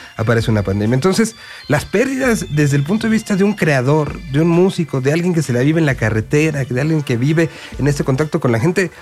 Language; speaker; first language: Spanish; native; Spanish